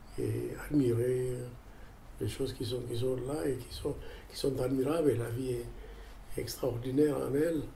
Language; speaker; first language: French; non-native, fluent; Amharic